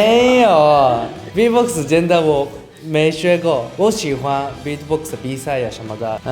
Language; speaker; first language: Chinese; non-native, learner; Japanese